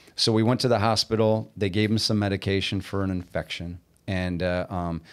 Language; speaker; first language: English; native; English